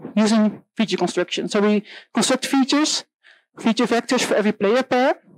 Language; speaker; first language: English; non-native, fluent; Dutch